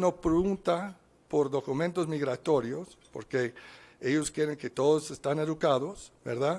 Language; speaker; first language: Spanish; non-native, fluent; English